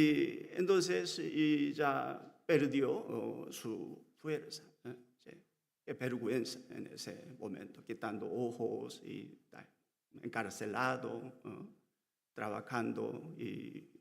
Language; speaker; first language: Spanish; non-native, learner; Korean